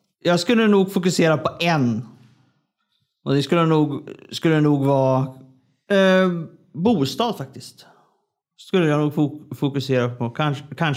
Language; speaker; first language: Swedish; native; Swedish